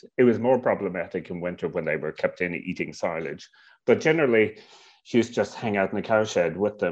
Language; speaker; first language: English; native; English